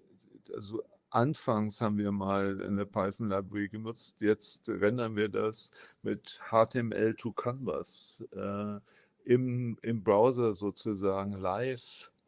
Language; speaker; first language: German; native; German